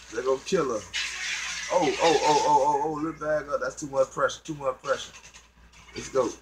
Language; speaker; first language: English; native; English